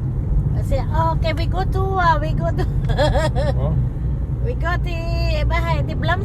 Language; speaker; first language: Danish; non-native, learner; Filipino